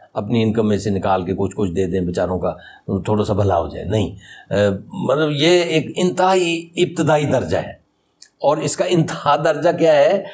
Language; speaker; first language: Urdu; native; Urdu